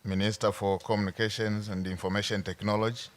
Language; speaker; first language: English; non-native, local second language; Swahili